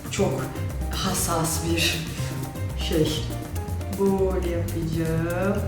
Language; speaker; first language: Turkish; non-native, fluent; Portuguese